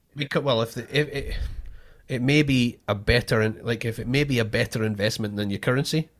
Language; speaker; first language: English; native; English